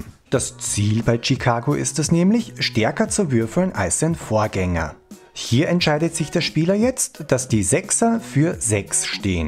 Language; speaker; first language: German; native; German